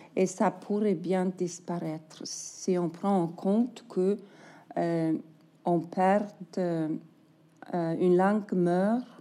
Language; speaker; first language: French; non-native, fluent; Icelandic